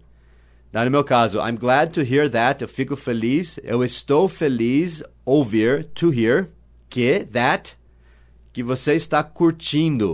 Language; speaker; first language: Portuguese; non-native, fluent; English